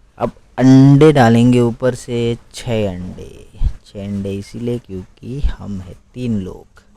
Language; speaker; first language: Hindi; non-native, local second language; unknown